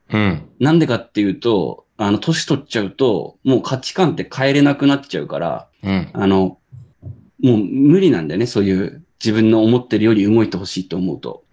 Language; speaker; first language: Japanese; native; Japanese